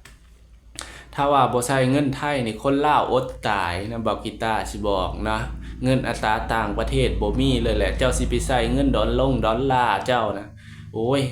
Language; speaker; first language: Thai; non-native, local second language; Lao